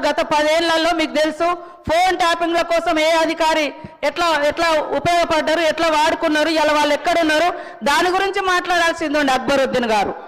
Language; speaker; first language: Telugu; native; Telugu